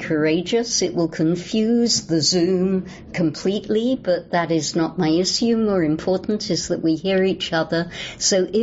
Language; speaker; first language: English; native; English